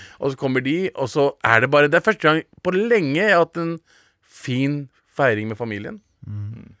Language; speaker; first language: Norwegian; early bilingual, other home language; Urdu